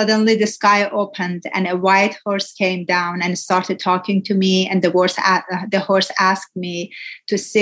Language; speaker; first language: English; non-native, fluent; Persian